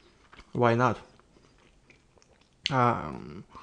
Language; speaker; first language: English; non-native, learner; Russian